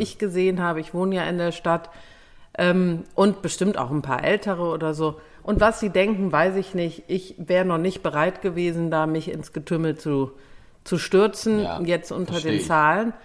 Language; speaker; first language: German; native; German